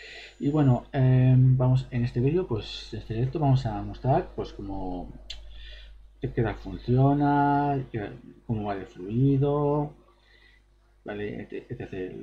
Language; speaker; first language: Spanish; native; Spanish